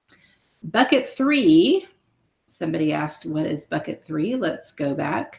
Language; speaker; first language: English; native; English